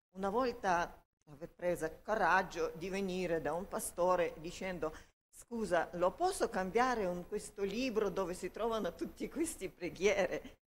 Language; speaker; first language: Italian; non-native, learner; Ukrainian